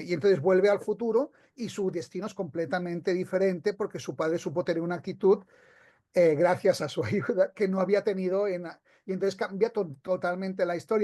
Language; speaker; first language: Spanish; native; Spanish